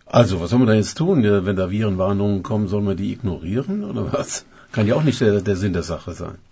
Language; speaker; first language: German; native; German